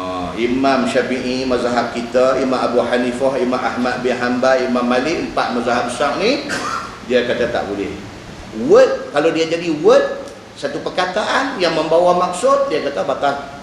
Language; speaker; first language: Malay; native; Malay